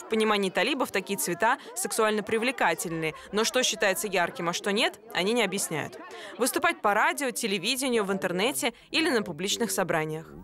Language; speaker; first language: Russian; native; Russian